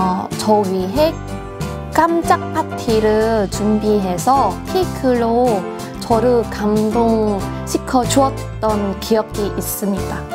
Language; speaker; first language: Korean; non-native, learner; Vietnamese